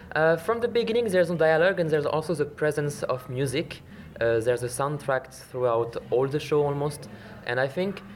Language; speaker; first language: English; non-native, fluent; French